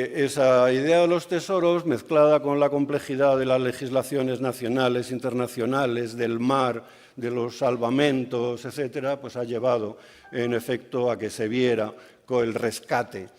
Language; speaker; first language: Spanish; native; Spanish